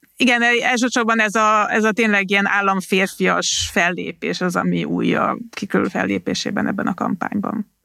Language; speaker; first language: Hungarian; early bilingual, heritage; Hungarian